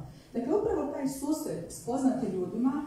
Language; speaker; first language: Croatian; native; Croatian